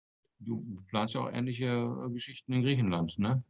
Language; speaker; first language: German; native; German